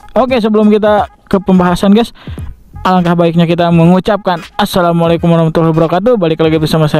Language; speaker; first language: Indonesian; native; Indonesian